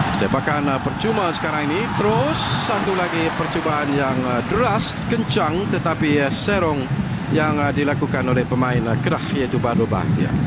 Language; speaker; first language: Malay; native; Malay